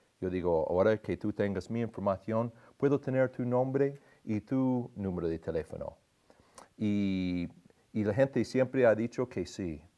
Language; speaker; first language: Spanish; non-native, fluent; English